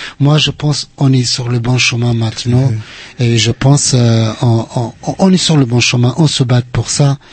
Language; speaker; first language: French; non-native, fluent; Central Kurdish